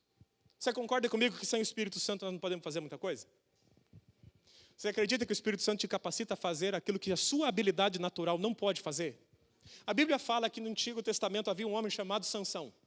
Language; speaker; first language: Portuguese; native; Portuguese